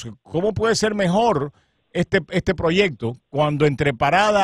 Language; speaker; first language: Spanish; native; Spanish